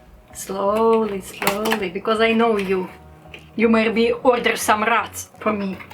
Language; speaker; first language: English; non-native, learner; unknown